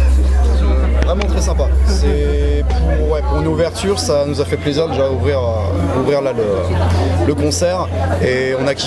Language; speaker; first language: French; native; French